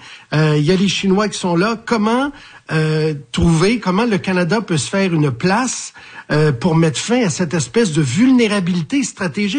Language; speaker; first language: French; native; French